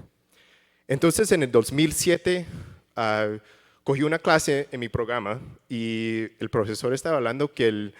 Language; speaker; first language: Spanish; early bilingual, heritage; English